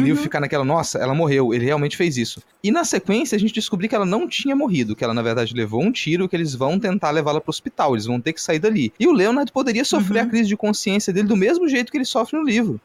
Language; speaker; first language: Portuguese; native; Portuguese